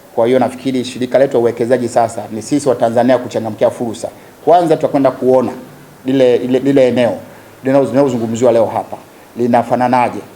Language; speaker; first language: Swahili; native; Swahili